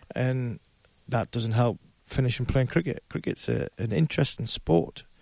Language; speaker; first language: English; native; English